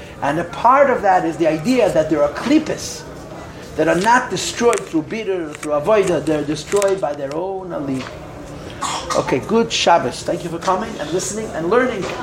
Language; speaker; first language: English; native; English